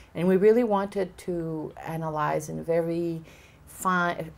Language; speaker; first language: English; native; English